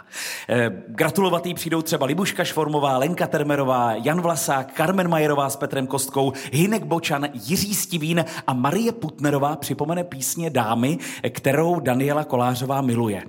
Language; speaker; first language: Czech; native; Czech